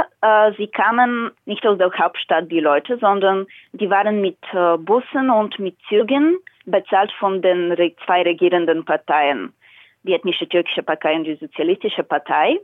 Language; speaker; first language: German; non-native, fluent; Bulgarian